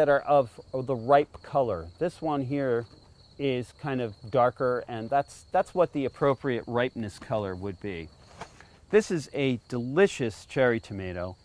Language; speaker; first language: English; native; English